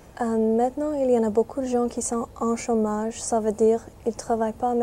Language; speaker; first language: French; non-native, fluent; English